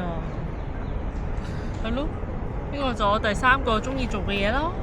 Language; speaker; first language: Cantonese; native; Cantonese